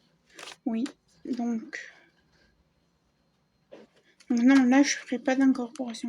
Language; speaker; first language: French; native; French